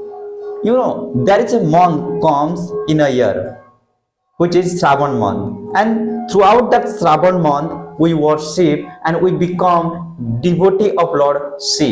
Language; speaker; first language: English; non-native, fluent; Hindi